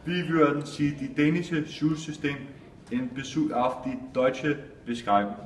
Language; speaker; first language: German; non-native, learner; Danish